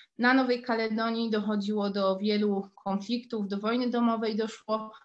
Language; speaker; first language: Polish; native; Polish